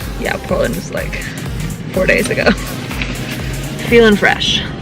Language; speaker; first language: English; native; English